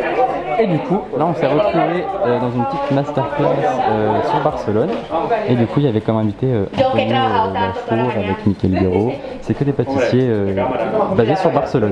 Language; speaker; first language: French; native; French